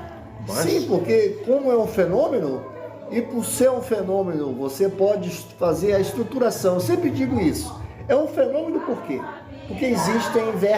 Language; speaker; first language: Portuguese; native; Portuguese